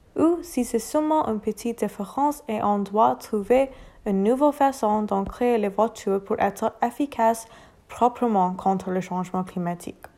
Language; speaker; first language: French; non-native, learner; English